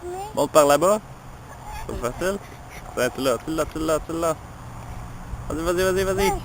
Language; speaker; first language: French; native; French